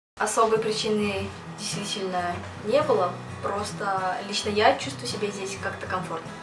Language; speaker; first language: Russian; native; Russian